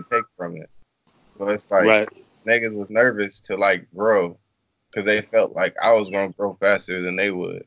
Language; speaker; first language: English; native; English